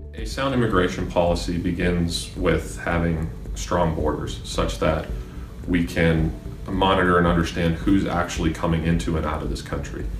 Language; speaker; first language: English; native; English